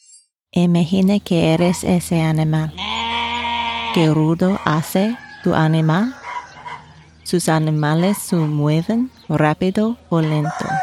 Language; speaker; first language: Spanish; non-native, learner; English